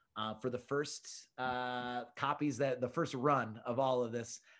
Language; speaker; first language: English; native; English